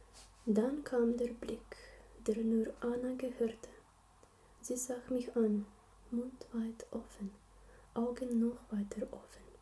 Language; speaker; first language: German; non-native, learner; Slovenian